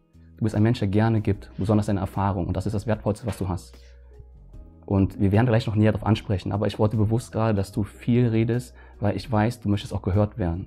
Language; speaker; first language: German; early bilingual, other home language; Vietnamese